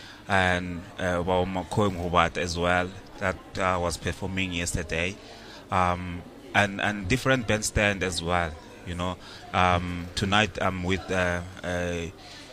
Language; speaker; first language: English; non-native, local second language; Tsonga